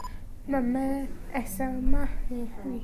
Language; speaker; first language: French; non-native, learner; English